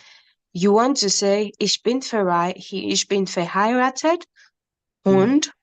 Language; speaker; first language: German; non-native, fluent; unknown